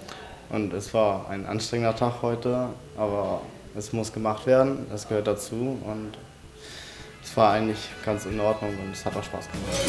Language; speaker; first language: German; native; German